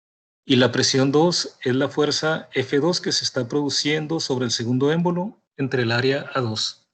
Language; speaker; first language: Spanish; native; Spanish